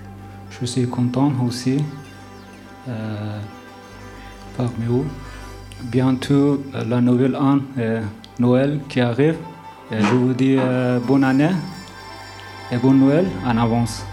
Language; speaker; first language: French; non-native, learner; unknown